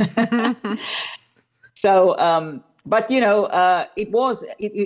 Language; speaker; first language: English; native; English